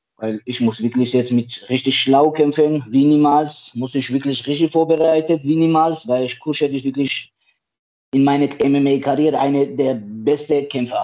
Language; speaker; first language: German; non-native, learner; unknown